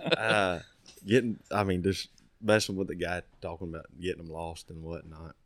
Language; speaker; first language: English; native; English